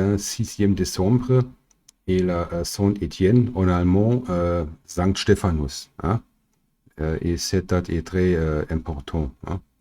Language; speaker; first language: French; non-native, fluent; German